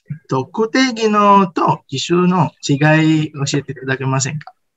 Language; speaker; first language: Japanese; non-native, fluent; Sinhala